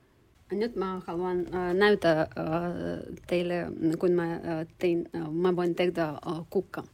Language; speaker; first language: Finnish; non-native, learner; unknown